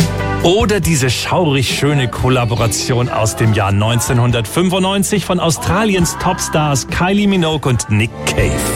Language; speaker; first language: German; native; German